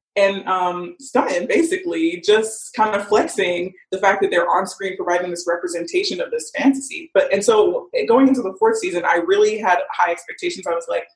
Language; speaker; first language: English; native; English